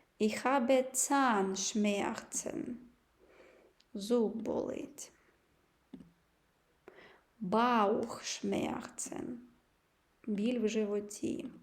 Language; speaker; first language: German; non-native, fluent; Ukrainian